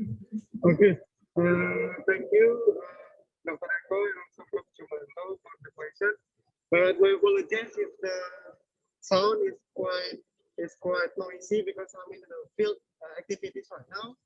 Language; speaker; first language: English; non-native, fluent; Indonesian